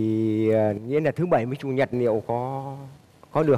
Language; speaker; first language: Vietnamese; native; Vietnamese